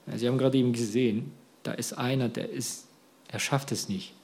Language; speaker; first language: German; early bilingual, other home language; Russian